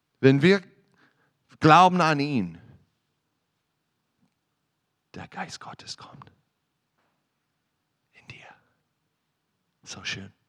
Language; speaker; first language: German; non-native, fluent; English